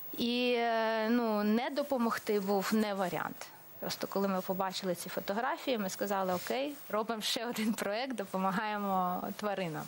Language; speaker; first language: Ukrainian; native; Ukrainian